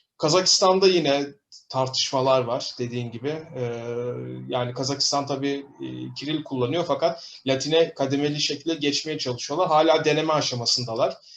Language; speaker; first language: Turkish; native; Turkish